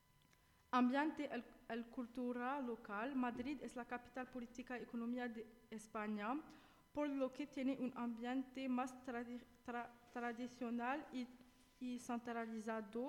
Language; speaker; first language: Spanish; non-native, learner; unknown